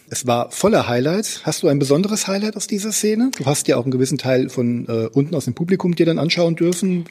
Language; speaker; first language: German; native; German